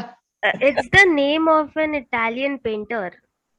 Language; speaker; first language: English; non-native, learner; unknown